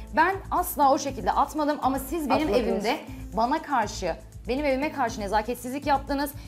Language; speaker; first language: Turkish; native; Turkish